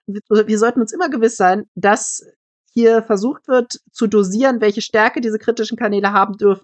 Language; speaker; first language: German; native; German